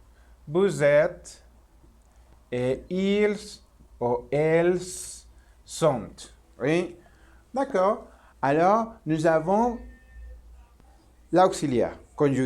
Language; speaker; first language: French; non-native, learner; Spanish